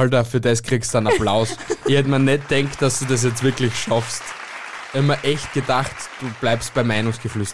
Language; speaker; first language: German; native; German